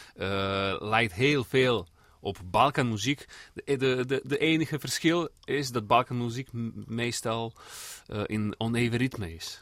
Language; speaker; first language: Dutch; non-native, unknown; Serbian